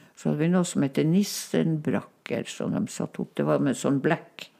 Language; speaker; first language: Norwegian; non-native, local second language; Northern Sami